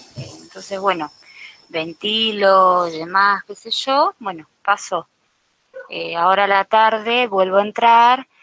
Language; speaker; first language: Spanish; native; Spanish